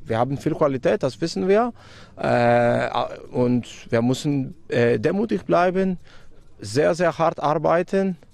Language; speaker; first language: German; non-native, fluent; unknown